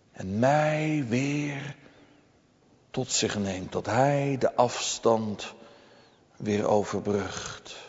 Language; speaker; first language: Dutch; native; Dutch